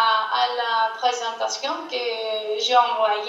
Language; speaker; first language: French; non-native, fluent; Greek